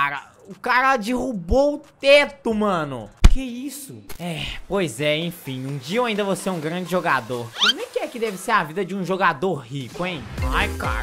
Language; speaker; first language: Portuguese; native; Portuguese